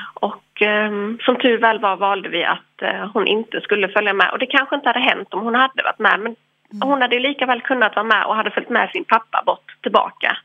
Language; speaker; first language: Swedish; early bilingual, other home language; English